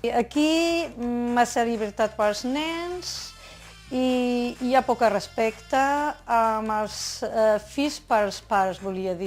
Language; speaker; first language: Catalan; non-native, fluent; Arabic